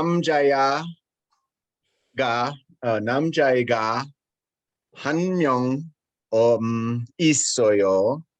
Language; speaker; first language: Korean; non-native, learner; English